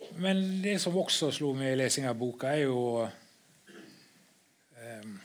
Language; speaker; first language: Norwegian; native; Norwegian